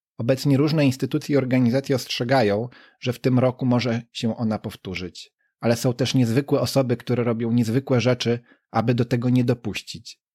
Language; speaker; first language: Polish; native; Polish